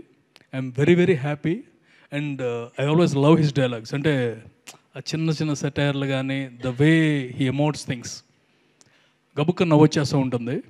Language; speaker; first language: Telugu; native; Telugu